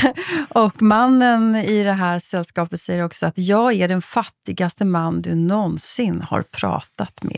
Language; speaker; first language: Swedish; native; Swedish